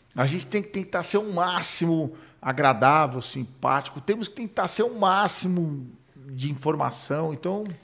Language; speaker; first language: Portuguese; early bilingual, other home language; Hebrew